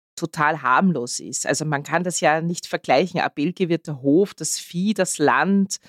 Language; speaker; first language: German; native; German